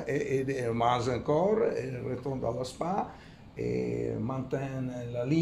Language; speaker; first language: French; non-native, learner; Italian